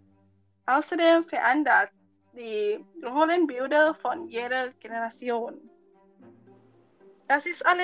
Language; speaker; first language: German; non-native, learner; Thai